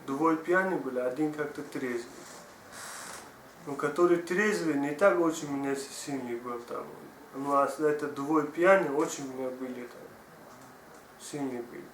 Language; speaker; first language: Russian; non-native, learner; Tajik